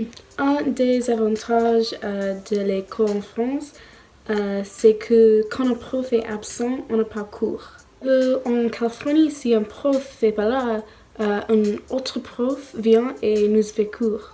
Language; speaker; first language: French; non-native, learner; English